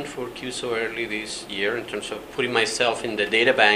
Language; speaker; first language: English; non-native, fluent; Spanish